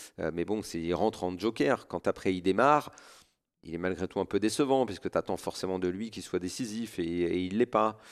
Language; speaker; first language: French; native; French